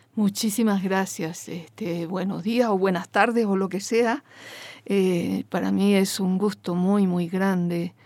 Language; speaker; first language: Spanish; non-native, local second language; Guarani